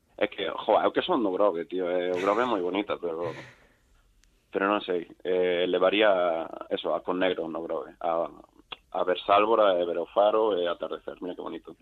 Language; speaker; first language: Galician; native; Galician